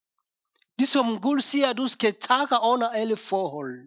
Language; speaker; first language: Danish; non-native, fluent; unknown